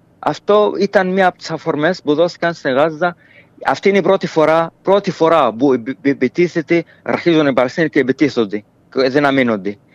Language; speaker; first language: Greek; non-native, fluent; Arabic